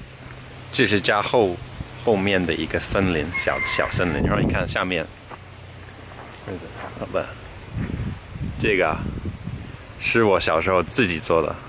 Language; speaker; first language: Chinese; non-native, fluent; English